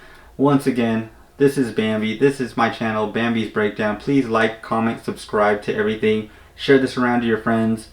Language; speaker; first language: English; native; English